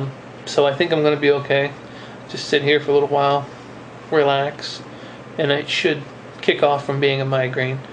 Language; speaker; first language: English; native; English